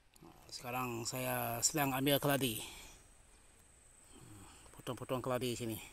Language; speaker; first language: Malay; non-native, local second language; Iban